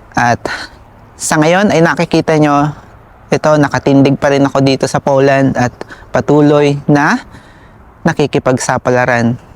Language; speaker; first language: Filipino; native; Filipino